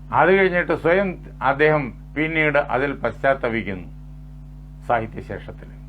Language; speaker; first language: Malayalam; native; Malayalam